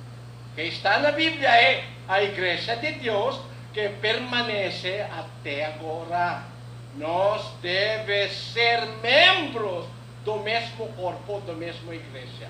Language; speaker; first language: Portuguese; non-native, learner; Filipino